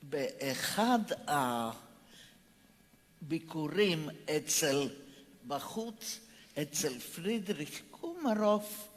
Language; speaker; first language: Hebrew; non-native, fluent; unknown